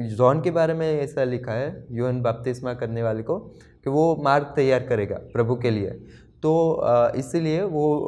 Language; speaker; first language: Hindi; non-native, local second language; Gujarati